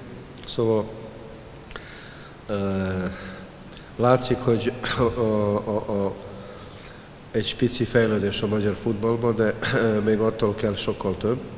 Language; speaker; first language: Hungarian; non-native, fluent; Serbian